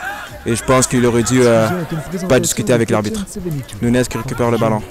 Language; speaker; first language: French; native; French